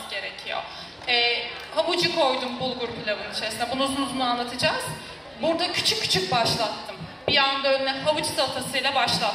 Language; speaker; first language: Turkish; native; Turkish